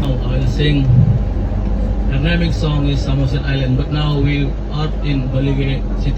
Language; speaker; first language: English; non-native, learner; Indonesian